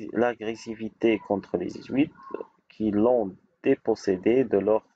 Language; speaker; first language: French; non-native, local second language; Arabic